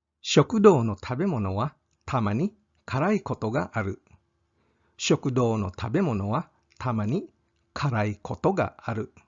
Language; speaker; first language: Japanese; non-native, fluent; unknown